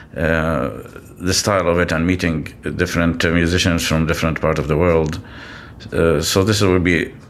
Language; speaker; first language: English; non-native, fluent; Arabic